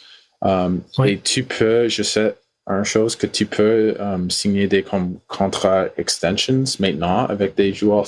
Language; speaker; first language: French; non-native, learner; English